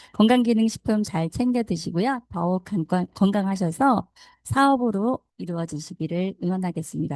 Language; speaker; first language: Korean; native; Korean